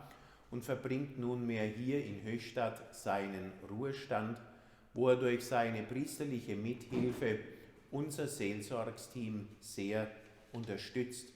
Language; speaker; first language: German; native; German